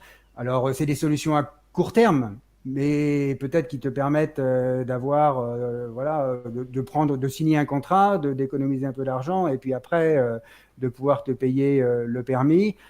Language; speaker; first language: French; native; French